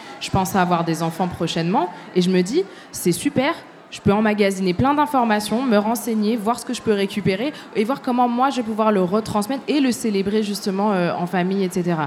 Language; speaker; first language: French; early bilingual, other home language; Arabic